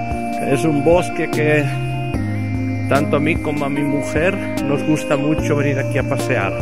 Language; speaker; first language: Spanish; non-native, fluent; Portuguese